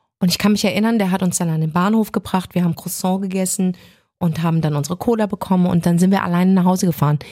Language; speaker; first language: German; early bilingual, other home language; Arabic